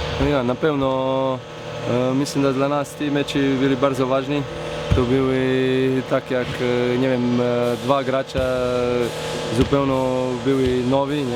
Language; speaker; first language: Polish; non-native, learner; Croatian